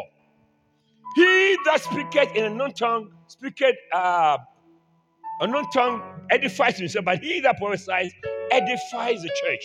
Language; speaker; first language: English; non-native, local second language; Akan